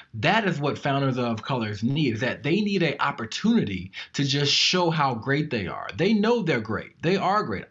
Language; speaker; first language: English; native; English